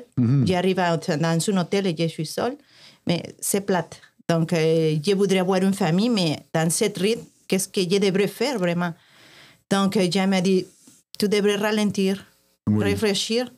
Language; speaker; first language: French; non-native, fluent; Spanish